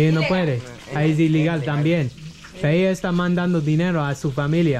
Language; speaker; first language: Spanish; non-native, learner; English